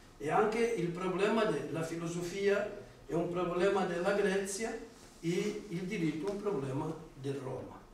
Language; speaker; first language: Italian; non-native, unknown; Portuguese